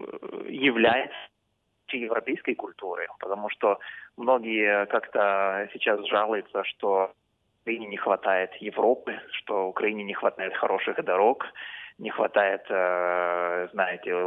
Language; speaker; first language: Russian; non-native, fluent; Lithuanian